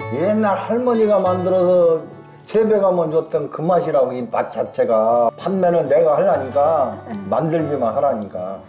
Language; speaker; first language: Korean; native; Korean